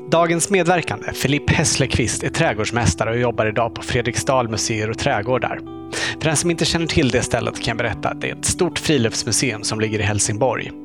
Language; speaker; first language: Swedish; native; Swedish